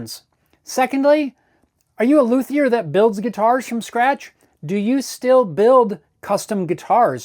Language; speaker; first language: English; native; English